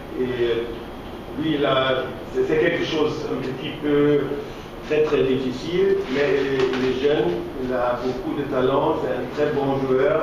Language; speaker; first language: French; non-native, fluent; German